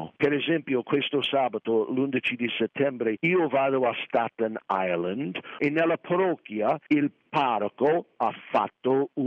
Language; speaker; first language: Italian; non-native, fluent; English